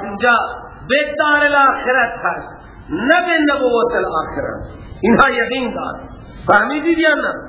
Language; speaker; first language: Persian; native; Persian